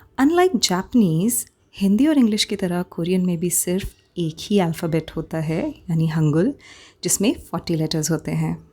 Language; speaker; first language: Hindi; native; Hindi